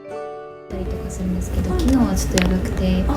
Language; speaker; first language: Japanese; native; Japanese